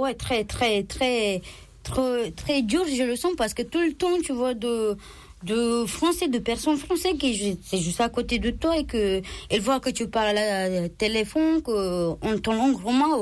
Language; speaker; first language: French; non-native, learner; Romanian